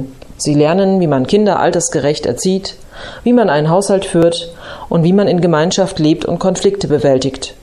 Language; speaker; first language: German; native; German